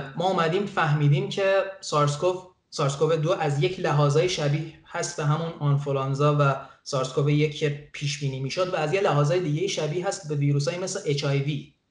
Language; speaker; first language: Persian; native; Persian